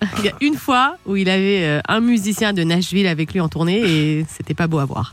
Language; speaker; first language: French; native; French